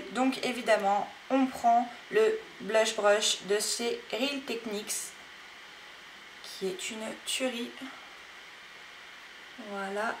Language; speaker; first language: French; native; French